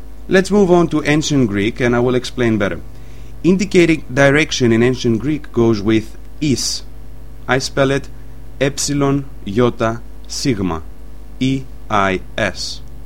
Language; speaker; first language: English; non-native, fluent; Greek